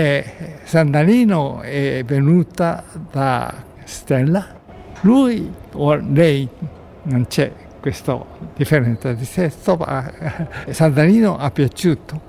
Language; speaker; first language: Italian; non-native, learner; Japanese